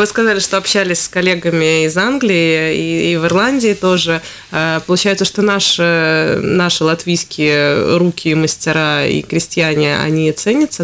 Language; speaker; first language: Russian; native; Russian